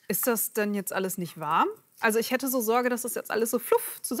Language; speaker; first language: German; native; German